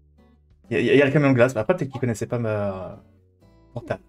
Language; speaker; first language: French; native; French